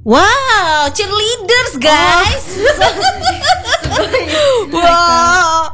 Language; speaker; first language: English; non-native, learner; Indonesian